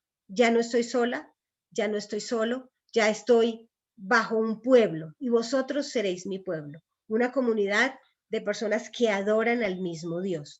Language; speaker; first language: Spanish; native; Spanish